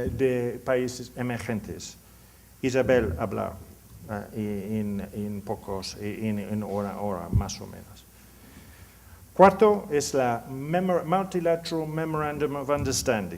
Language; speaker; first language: Spanish; non-native, learner; English